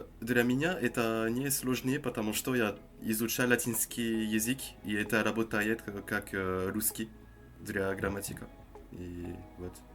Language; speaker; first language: Russian; non-native, learner; French